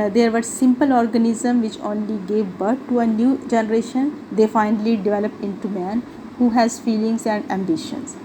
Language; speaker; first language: English; non-native, local second language; Urdu